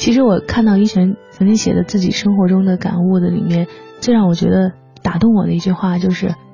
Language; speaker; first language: Chinese; native; Chinese